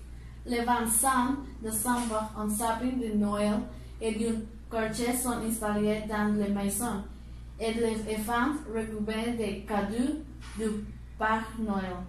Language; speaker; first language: French; non-native, learner; Spanish